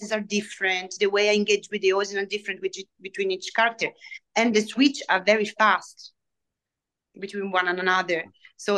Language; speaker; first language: English; non-native, fluent; Italian